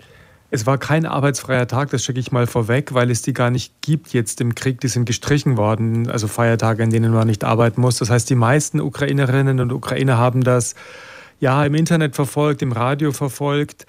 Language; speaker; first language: German; native; German